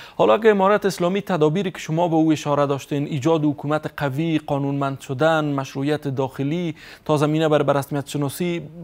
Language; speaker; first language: Persian; native; Persian